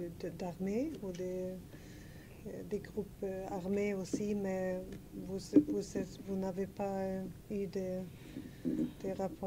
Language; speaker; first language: French; non-native, learner; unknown